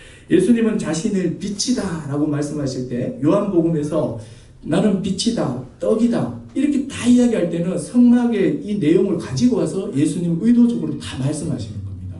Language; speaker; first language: Korean; native; Korean